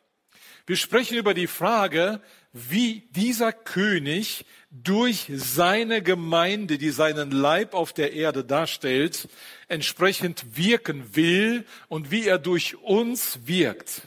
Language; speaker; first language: German; native; German